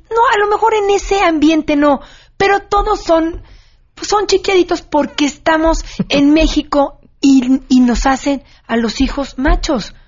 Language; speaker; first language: Spanish; native; Spanish